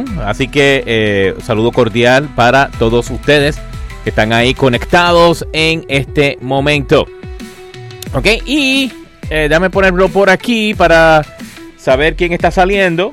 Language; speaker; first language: Spanish; native; Spanish